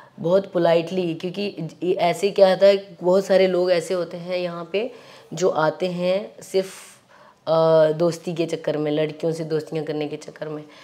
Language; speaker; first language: Hindi; native; Hindi